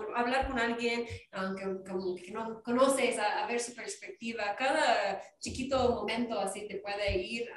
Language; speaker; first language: Spanish; non-native, fluent; English